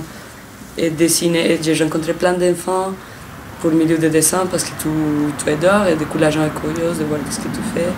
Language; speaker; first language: French; non-native, fluent; Spanish